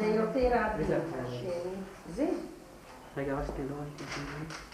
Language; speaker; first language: Hebrew; non-native, fluent; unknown